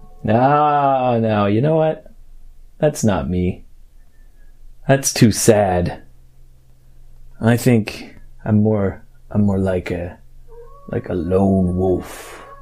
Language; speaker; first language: English; native; English